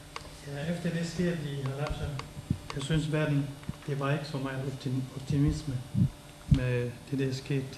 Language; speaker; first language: Danish; non-native, fluent; Kurdish